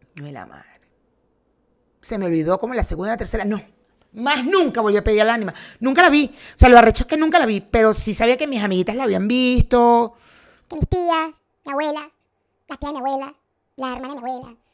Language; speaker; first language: Spanish; native; Spanish